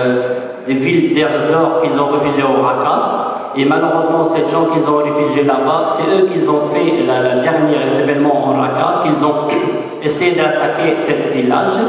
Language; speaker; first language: French; non-native, fluent; Arabic